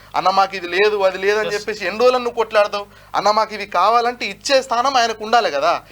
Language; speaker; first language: Telugu; non-native, local second language; Lambadi